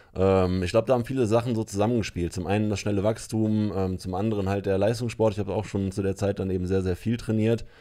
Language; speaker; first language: German; native; German